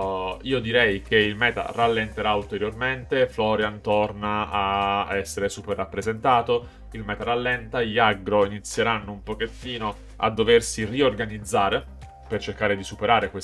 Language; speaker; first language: Italian; native; Italian